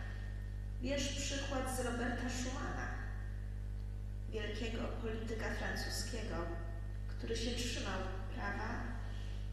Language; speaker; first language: Polish; native; Polish